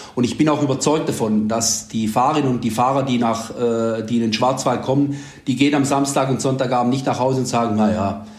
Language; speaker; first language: German; native; German